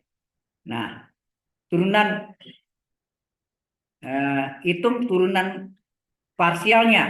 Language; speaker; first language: Indonesian; native; Indonesian